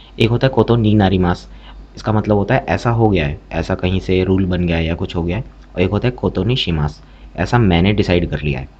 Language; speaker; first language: Hindi; native; Hindi